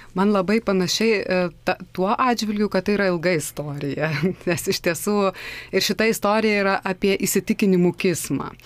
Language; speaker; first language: Lithuanian; native; Lithuanian